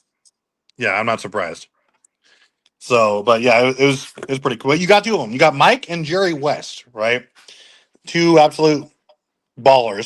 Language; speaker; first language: English; native; English